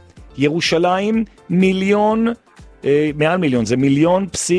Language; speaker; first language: Hebrew; native; Hebrew